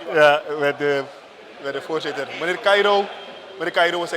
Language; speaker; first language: Dutch; native; Dutch